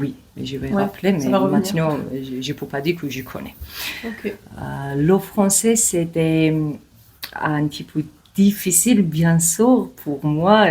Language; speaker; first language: French; non-native, learner; Georgian